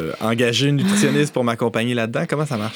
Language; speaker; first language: French; native; French